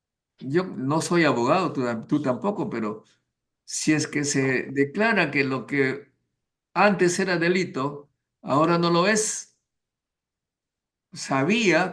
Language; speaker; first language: Spanish; native; Spanish